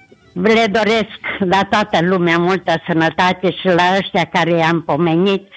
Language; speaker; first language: Romanian; native; Romanian